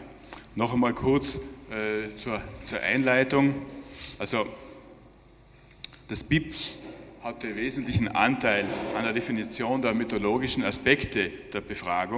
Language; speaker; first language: German; native; German